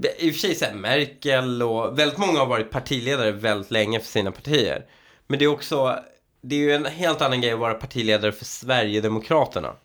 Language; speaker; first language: Swedish; early bilingual, other home language; Persian